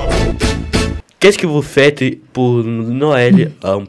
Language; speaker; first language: French; non-native, learner; Portuguese